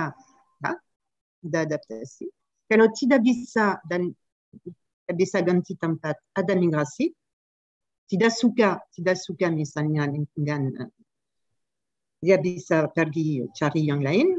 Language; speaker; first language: Indonesian; non-native, learner; French